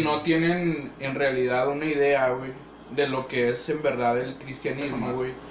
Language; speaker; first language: Spanish; native; Spanish